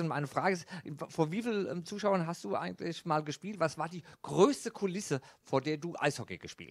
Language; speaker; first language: German; native; German